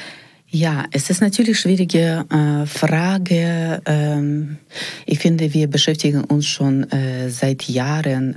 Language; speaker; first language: German; non-native, fluent; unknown